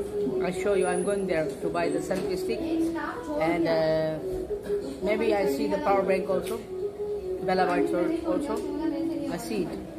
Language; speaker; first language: English; non-native, learner; Hindi